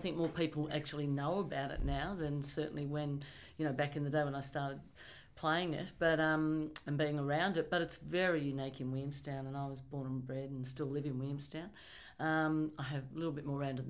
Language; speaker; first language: English; native; English